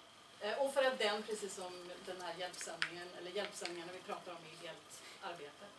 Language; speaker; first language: Swedish; native; Swedish